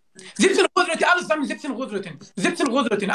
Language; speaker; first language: German; non-native, learner; Turkish